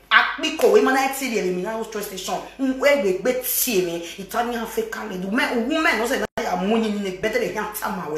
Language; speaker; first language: English; non-native, local second language; Bini